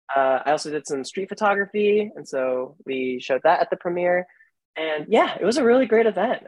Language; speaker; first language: English; native; English